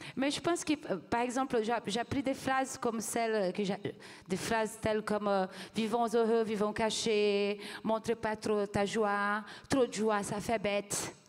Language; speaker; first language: French; non-native, fluent; Portuguese